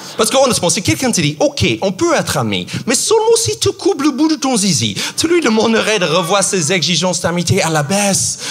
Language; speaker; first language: French; non-native, fluent; English